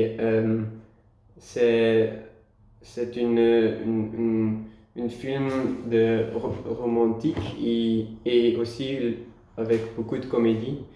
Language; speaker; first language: French; non-native, learner; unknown